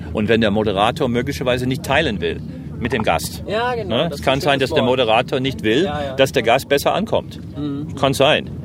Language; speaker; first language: German; non-native, fluent; English